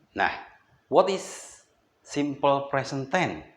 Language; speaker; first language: English; non-native, fluent; Indonesian